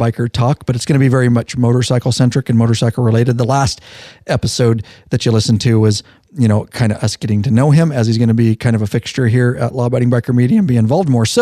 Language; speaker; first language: English; native; English